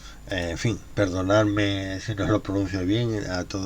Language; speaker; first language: Spanish; native; Spanish